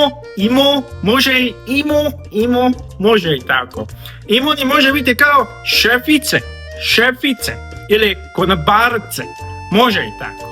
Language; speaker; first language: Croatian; non-native, fluent; Korean